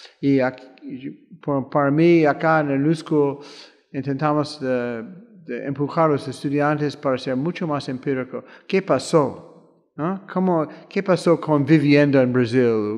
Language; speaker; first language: Spanish; non-native, fluent; English